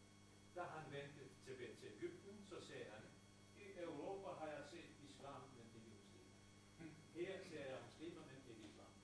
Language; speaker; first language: Danish; non-native, fluent; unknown